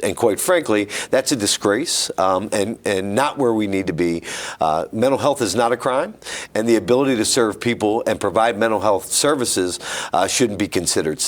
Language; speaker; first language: English; native; English